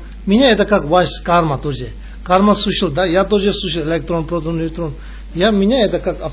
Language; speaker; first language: Russian; non-native, learner; Tibetan